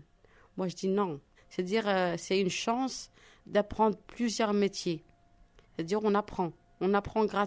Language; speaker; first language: French; non-native, fluent; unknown